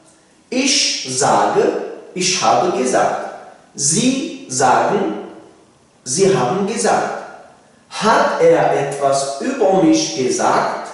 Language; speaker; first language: German; non-native, fluent; Tajik